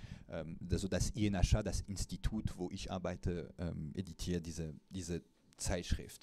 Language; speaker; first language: German; non-native, fluent; French